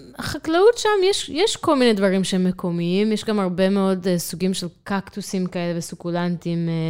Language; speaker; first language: Hebrew; non-native, fluent; English